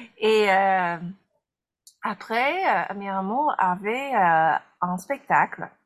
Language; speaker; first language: French; non-native, fluent; English